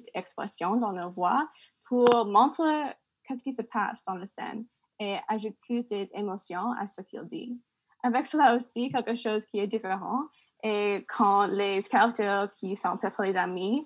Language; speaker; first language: French; non-native, learner; English